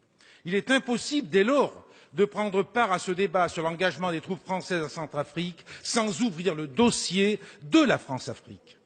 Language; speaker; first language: French; native; French